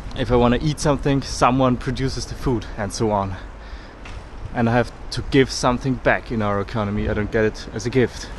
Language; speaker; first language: English; non-native, fluent; German